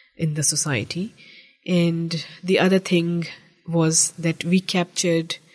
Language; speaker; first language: English; non-native, local second language; Urdu